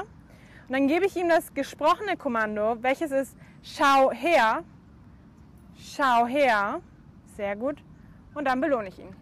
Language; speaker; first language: German; native; German